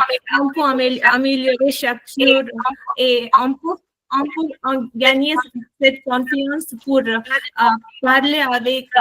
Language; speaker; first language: French; non-native, learner; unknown